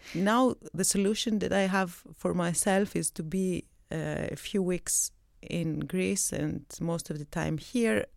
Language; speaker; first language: English; non-native, fluent; Greek